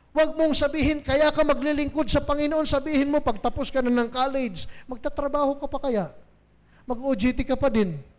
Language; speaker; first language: Filipino; non-native, local second language; Bikol